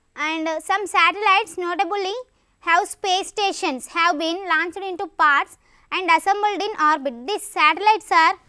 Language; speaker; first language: English; non-native, local second language; Telugu